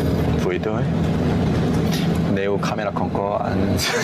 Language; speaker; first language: Vietnamese; non-native, learner; Korean